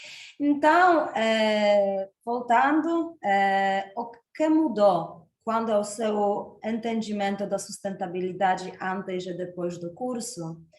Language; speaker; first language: Portuguese; non-native, fluent; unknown